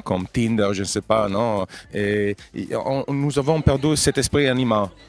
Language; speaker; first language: French; non-native, fluent; Italian